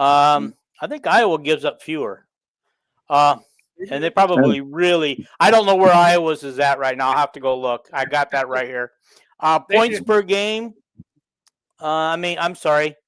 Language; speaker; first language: English; native; English